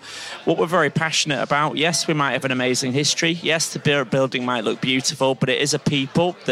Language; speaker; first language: English; native; English